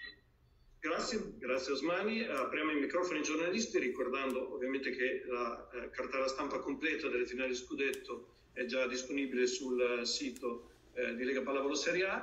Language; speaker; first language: Italian; native; Italian